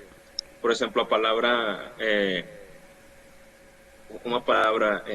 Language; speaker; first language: Portuguese; non-native, fluent; Spanish